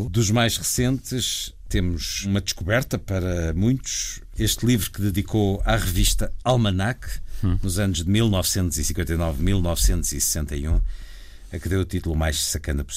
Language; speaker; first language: Portuguese; native; Portuguese